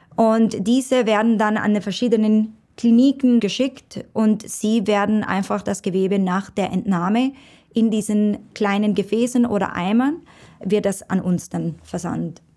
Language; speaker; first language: German; non-native, fluent; Spanish